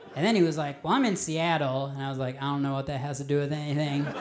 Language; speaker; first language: English; native; English